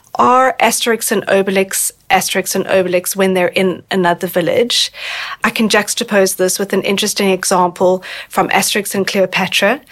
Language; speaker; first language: English; native; English